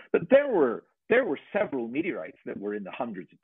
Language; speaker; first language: English; native; English